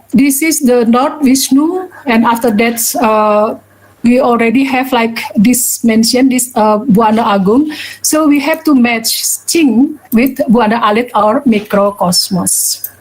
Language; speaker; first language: English; non-native, learner; Balinese